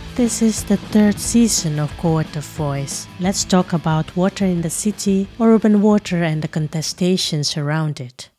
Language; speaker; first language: English; non-native, fluent; Indonesian